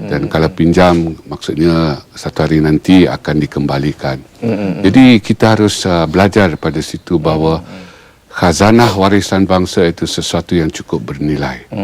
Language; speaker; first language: Malay; native; Malay